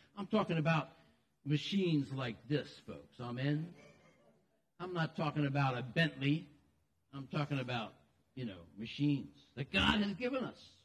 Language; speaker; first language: English; native; English